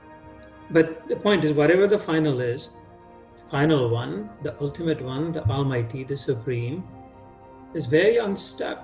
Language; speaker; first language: English; non-native, local second language; Hindi